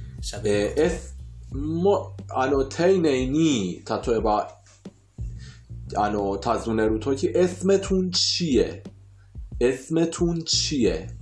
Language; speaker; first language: Japanese; non-native, fluent; Persian